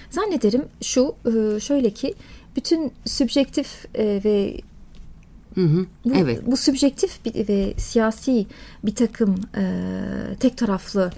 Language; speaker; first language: Turkish; native; Turkish